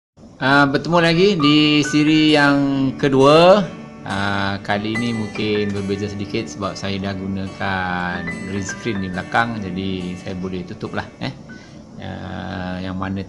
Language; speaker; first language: Malay; native; Malay